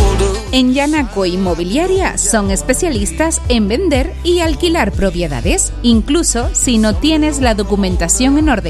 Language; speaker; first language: Spanish; native; Spanish